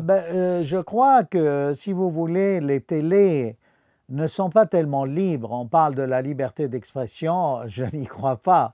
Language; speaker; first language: French; non-native, fluent; Arabic